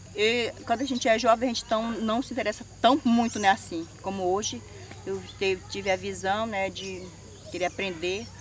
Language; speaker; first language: Portuguese; native; Portuguese